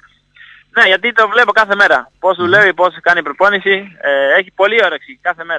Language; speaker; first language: Greek; non-native, fluent; Italian